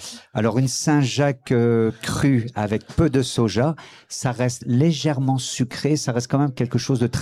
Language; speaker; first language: French; native; French